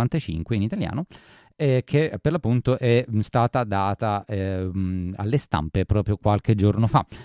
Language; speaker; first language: Italian; native; Italian